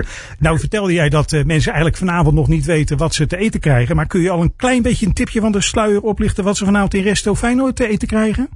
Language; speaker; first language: Dutch; native; Dutch